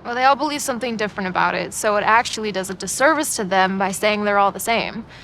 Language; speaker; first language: English; native; English